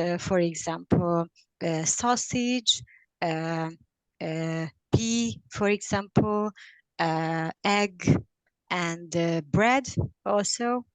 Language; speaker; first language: English; non-native, learner; Hungarian